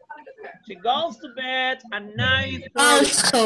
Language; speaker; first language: English; non-native, learner; Spanish